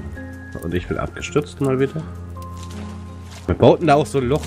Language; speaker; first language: German; native; German